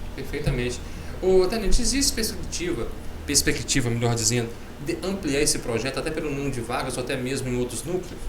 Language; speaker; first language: Portuguese; native; Portuguese